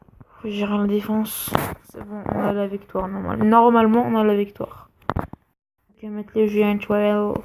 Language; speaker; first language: French; native; French